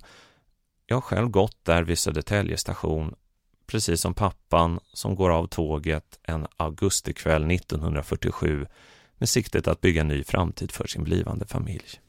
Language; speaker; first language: Swedish; native; Swedish